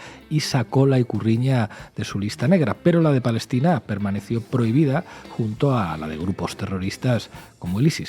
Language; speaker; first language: Spanish; native; Spanish